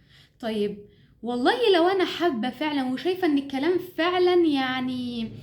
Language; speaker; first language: Arabic; native; Arabic